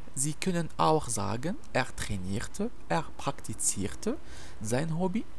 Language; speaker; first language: German; non-native, fluent; Arabic